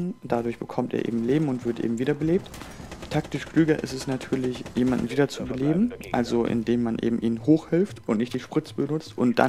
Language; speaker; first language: German; native; German